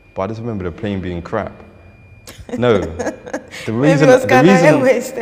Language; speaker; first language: English; native; English